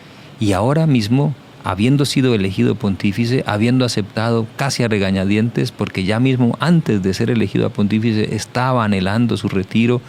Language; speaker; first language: Spanish; native; Spanish